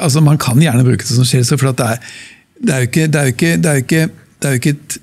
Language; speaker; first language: Norwegian; native; Norwegian